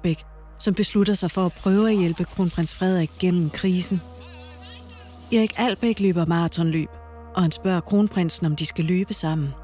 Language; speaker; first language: Danish; native; Danish